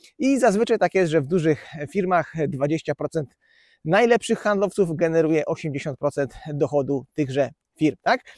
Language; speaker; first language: Polish; native; Polish